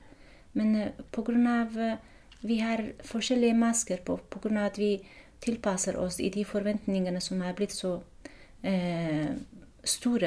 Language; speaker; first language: Norwegian; non-native, fluent; Kurdish